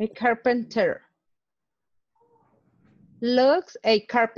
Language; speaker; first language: English; non-native, learner; Spanish